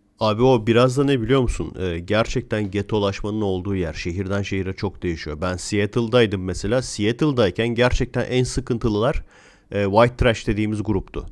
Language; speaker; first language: Turkish; native; Turkish